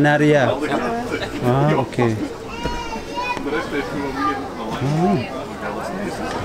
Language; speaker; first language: Dutch; non-native, learner; Thai